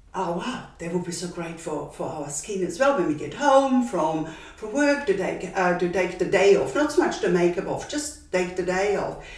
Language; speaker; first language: English; non-native, fluent; German